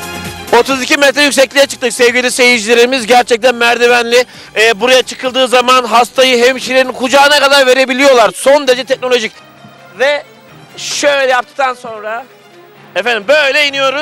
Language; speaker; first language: Turkish; native; Turkish